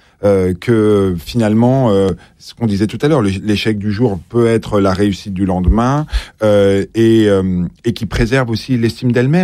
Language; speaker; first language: French; native; French